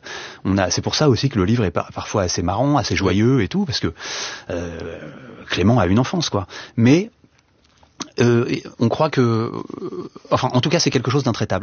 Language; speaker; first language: French; native; French